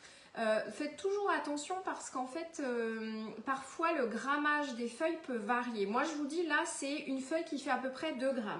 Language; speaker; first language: French; native; French